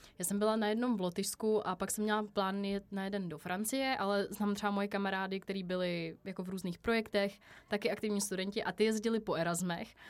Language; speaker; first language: Czech; native; Czech